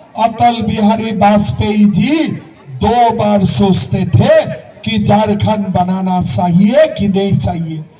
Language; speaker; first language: Hindi; non-native, local second language; Assamese